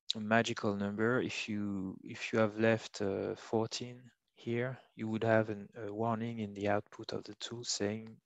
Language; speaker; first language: English; non-native, fluent; French